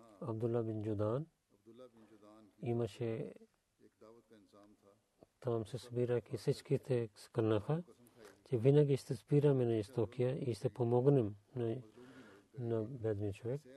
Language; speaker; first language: Bulgarian; non-native, learner; Urdu